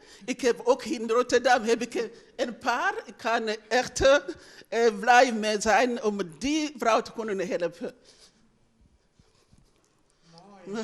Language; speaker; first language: Dutch; non-native, learner; Rundi